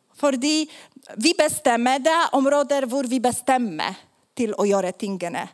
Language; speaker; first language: Swedish; non-native, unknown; Polish